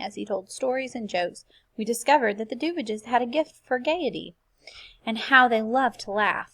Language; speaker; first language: English; native; English